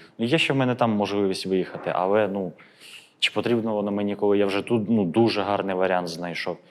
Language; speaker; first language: Ukrainian; native; Ukrainian